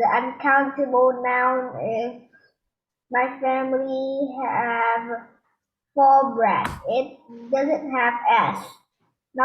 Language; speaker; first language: English; non-native, learner; Vietnamese